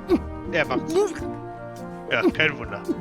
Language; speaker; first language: German; native; German